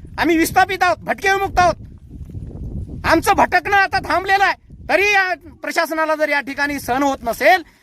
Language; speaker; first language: Marathi; non-native, local second language; Lambadi